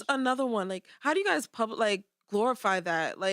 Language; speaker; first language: English; native; English